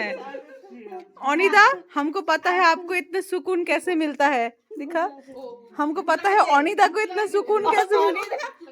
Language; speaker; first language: Hindi; non-native, local second language; Bangla